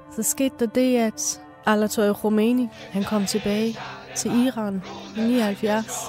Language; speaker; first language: Danish; early bilingual, other home language; Persian